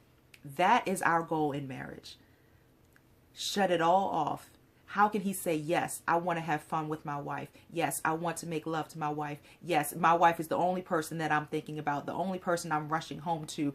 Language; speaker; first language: English; native; English